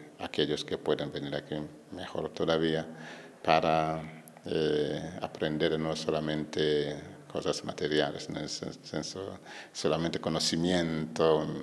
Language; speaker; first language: Spanish; non-native, fluent; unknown